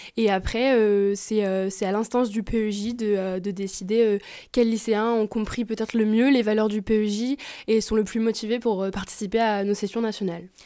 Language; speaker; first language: French; native; French